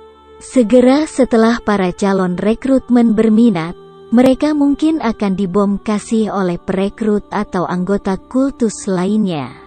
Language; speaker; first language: Indonesian; native; Indonesian